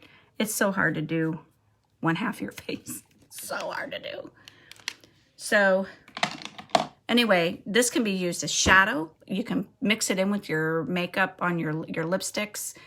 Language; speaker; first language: English; native; English